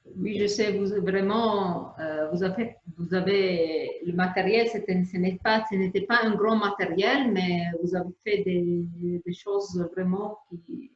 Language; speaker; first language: French; non-native, fluent; Arabic